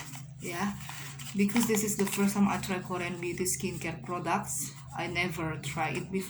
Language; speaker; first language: English; non-native, learner; Indonesian